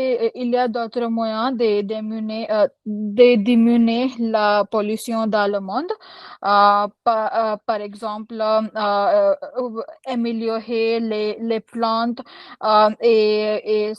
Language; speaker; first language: French; non-native, learner; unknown